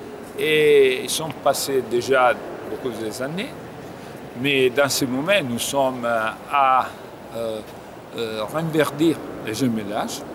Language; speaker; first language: French; non-native, learner; Italian